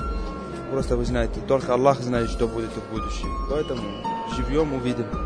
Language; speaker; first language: Russian; non-native, fluent; Arabic